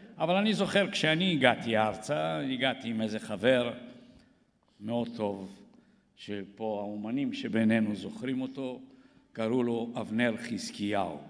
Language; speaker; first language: Hebrew; non-native, fluent; Bulgarian